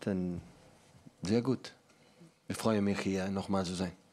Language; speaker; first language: German; non-native, learner; Catalan